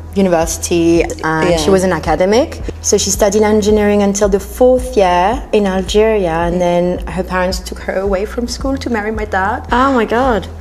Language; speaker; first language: English; non-native, fluent; French